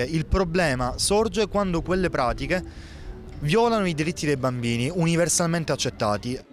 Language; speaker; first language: Italian; native; Italian